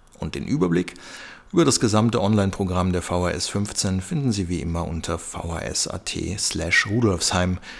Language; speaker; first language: German; native; German